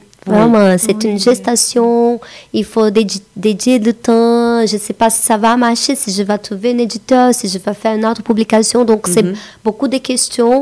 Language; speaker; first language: French; non-native, fluent; Portuguese